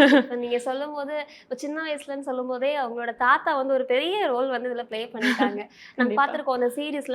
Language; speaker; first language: Tamil; native; Tamil